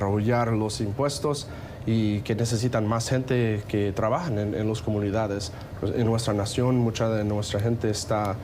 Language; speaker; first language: Spanish; non-native, fluent; English